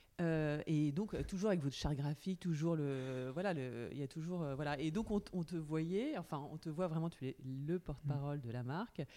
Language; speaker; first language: French; native; French